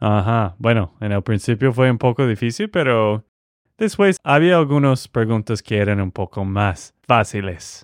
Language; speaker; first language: Spanish; non-native, fluent; English